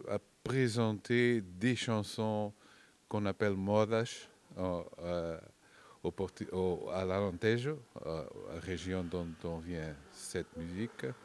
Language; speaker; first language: French; non-native, fluent; Portuguese